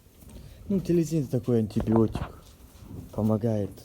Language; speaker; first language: Russian; non-native, local second language; Ossetic